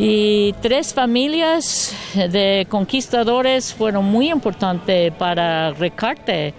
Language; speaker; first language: Spanish; non-native, learner; English